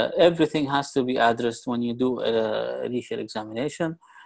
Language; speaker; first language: English; non-native, fluent; Arabic